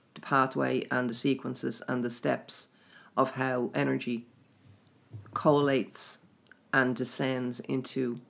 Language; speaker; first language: English; native; English